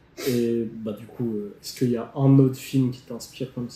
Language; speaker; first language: French; native; French